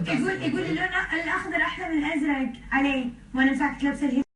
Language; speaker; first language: Arabic; native; Arabic